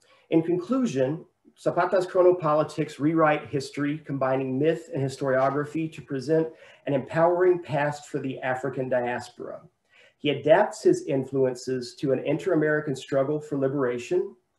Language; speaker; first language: English; native; English